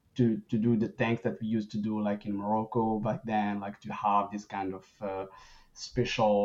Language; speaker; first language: English; non-native, fluent; Arabic